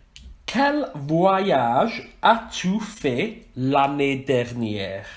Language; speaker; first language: French; non-native, fluent; Welsh